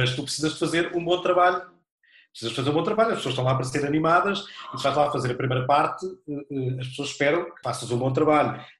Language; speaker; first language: Portuguese; native; Portuguese